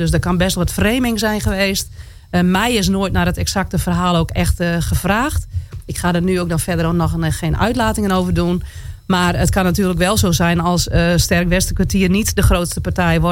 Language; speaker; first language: Dutch; native; Dutch